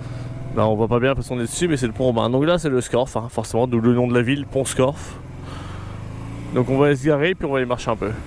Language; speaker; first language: French; native; French